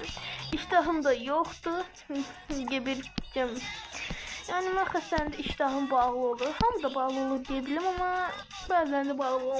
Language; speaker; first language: Turkish; non-native, local second language; Azerbaijani